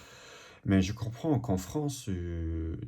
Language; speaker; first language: French; non-native, learner; English